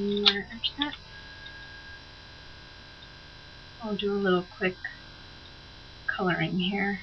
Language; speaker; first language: English; native; English